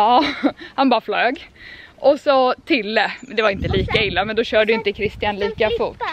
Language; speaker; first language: Swedish; native; Swedish